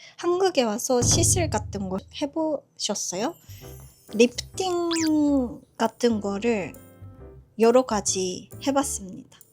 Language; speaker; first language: Korean; non-native, fluent; Japanese